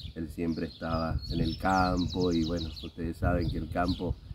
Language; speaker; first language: Spanish; native; Spanish